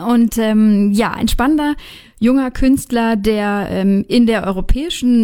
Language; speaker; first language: German; native; German